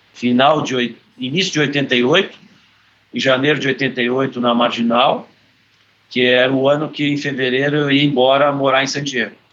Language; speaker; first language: Portuguese; native; Portuguese